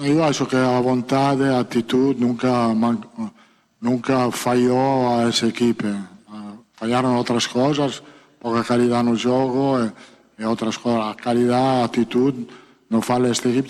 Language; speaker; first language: Portuguese; non-native, fluent; Italian